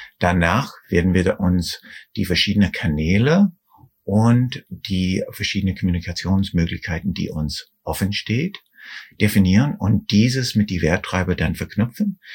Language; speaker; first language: German; non-native, fluent; English